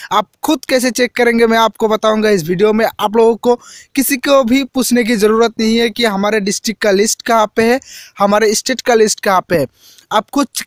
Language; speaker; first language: Hindi; non-native, local second language; Assamese